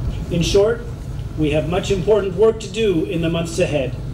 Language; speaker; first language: English; native; English